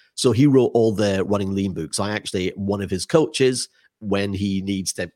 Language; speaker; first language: English; native; English